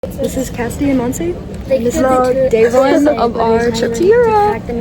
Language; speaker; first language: English; native; English